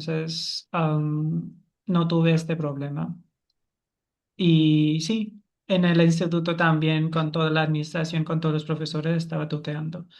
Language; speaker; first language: Spanish; non-native, fluent; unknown